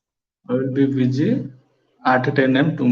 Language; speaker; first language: English; non-native, local second language; Odia